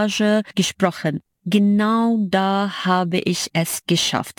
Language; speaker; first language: German; non-native, fluent; Arabic